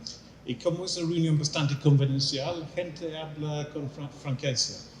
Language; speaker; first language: Spanish; non-native, fluent; English